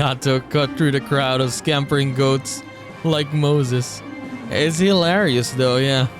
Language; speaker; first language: English; native; English